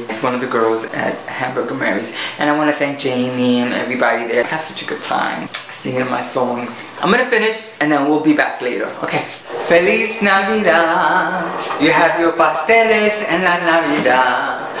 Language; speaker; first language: English; early bilingual, other home language; Spanish